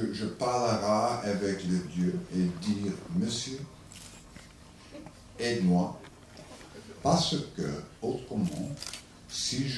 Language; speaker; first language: French; non-native, learner; English